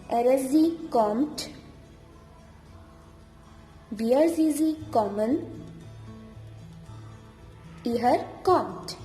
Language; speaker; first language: German; non-native, learner; Hindi